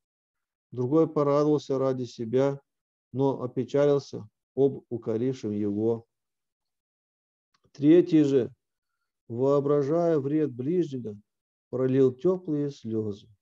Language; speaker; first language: Russian; native; Russian